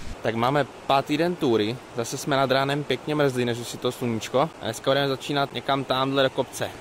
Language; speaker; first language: Czech; native; Czech